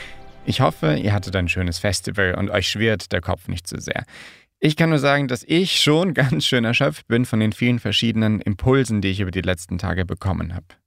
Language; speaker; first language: German; native; German